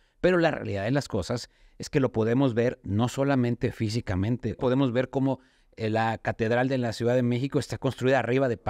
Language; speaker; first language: Spanish; native; Spanish